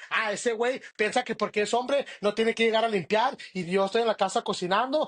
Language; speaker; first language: Spanish; early bilingual, other home language; English